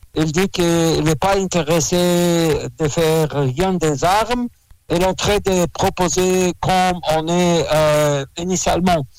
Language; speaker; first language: French; non-native, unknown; Russian